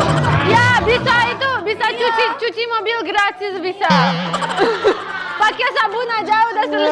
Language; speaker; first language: Indonesian; non-native, learner; Russian